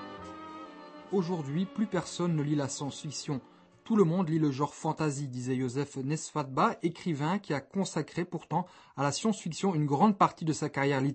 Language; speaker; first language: French; native; French